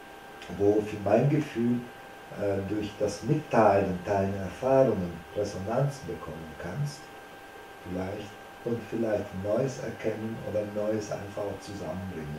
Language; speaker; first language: German; non-native, fluent; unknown